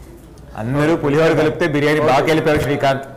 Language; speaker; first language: Telugu; native; Telugu